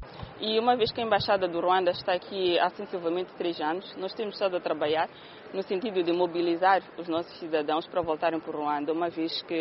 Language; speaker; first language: Portuguese; non-native, fluent; Kinyarwanda